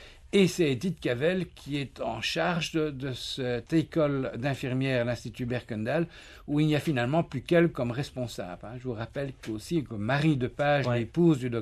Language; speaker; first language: French; native; French